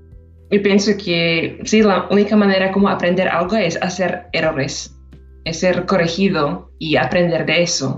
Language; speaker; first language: Spanish; non-native, fluent; Slovak